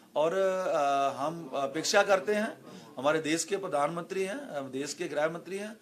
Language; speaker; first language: Hindi; non-native, local second language; Punjabi